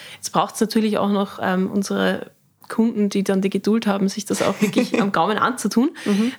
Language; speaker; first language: German; native; German